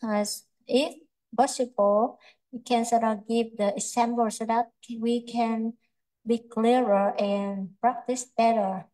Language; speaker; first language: English; non-native, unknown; Vietnamese